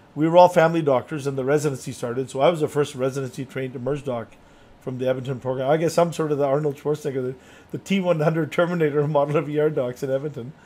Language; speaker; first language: English; native; English